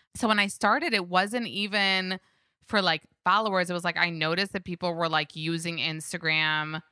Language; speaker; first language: English; early bilingual, other home language; Hebrew